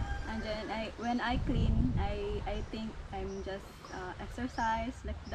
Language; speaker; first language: English; non-native, learner; Filipino